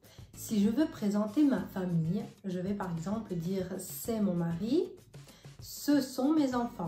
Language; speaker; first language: French; non-native, fluent; Italian